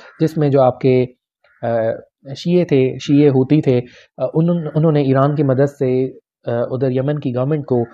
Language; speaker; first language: Urdu; non-native, local second language; Punjabi